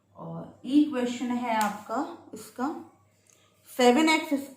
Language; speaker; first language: Hindi; native; Hindi